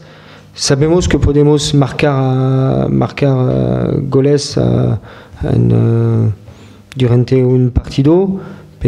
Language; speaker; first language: Spanish; non-native, fluent; French